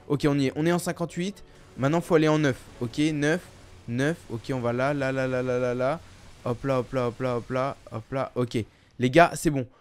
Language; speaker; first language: French; native; French